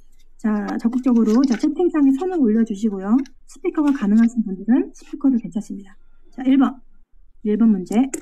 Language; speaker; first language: Korean; native; Korean